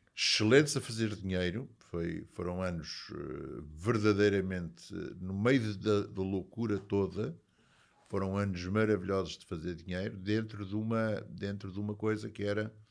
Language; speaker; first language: Portuguese; native; Portuguese